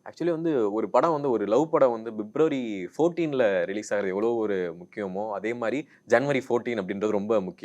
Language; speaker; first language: Tamil; native; Tamil